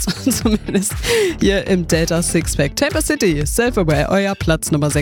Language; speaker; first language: German; native; German